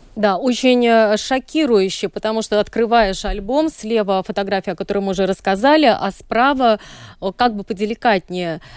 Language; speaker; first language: Russian; native; Russian